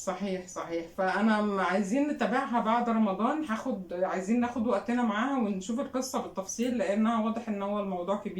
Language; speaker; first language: Arabic; native; Arabic